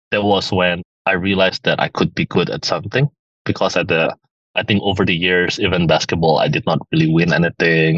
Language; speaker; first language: English; early bilingual, other home language; Indonesian